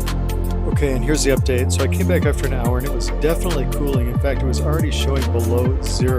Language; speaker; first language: English; native; English